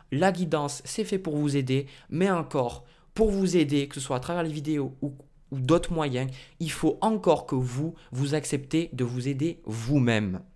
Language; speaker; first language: French; native; French